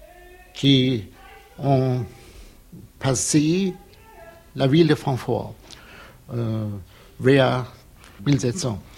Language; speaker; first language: French; non-native, fluent; German